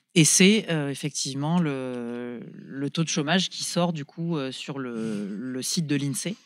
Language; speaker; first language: French; native; French